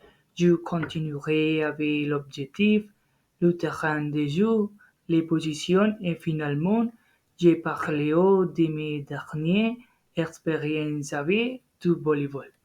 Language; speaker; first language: French; non-native, learner; Spanish